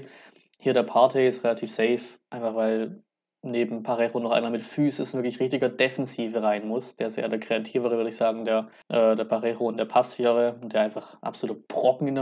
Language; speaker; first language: German; native; German